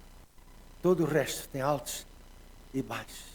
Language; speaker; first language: Portuguese; native; Portuguese